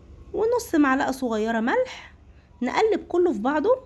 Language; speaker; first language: Arabic; native; Arabic